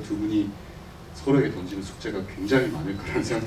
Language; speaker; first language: Korean; native; Korean